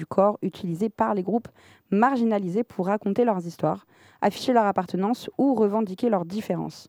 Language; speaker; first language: French; native; French